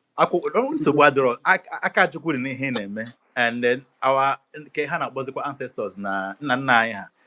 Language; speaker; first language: Igbo; native; Igbo